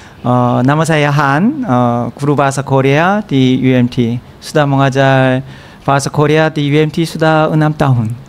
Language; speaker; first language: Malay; non-native, learner; Korean